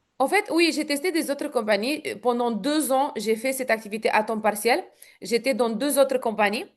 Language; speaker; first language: French; non-native, fluent; Romanian